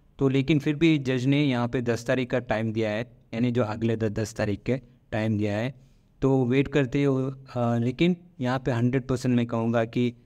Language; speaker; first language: Hindi; non-native, local second language; Malayalam